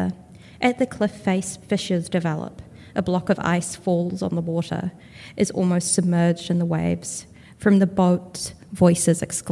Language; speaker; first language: English; native; English